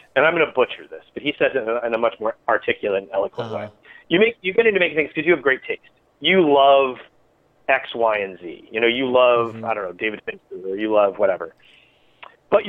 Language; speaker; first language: English; native; English